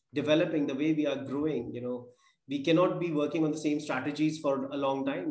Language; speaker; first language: English; non-native, local second language; Punjabi